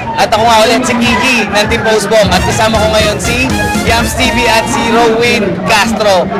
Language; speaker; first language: Filipino; native; Filipino